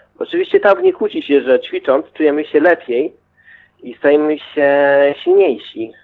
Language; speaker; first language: Polish; early bilingual, heritage; Polish